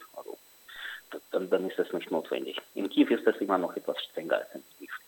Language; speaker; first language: German; non-native, fluent; Ukrainian